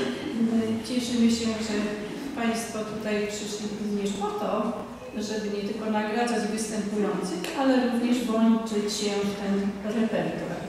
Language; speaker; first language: Polish; native; Polish